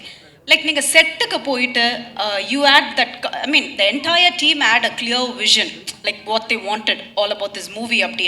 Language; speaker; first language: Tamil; native; Tamil